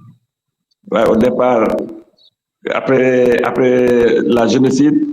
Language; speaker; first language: French; non-native, fluent; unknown